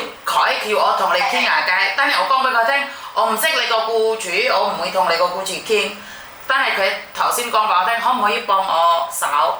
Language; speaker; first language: Cantonese; non-native, fluent; Indonesian